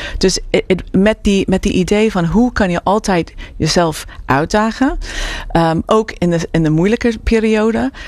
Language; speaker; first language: Dutch; non-native, fluent; English